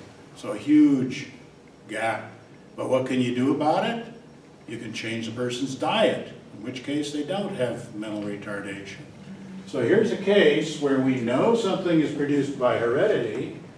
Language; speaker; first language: English; native; English